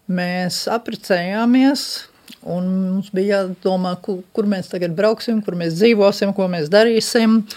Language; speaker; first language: Latvian; early bilingual, heritage; Latvian